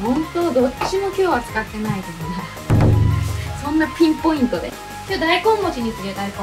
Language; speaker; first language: Japanese; native; Japanese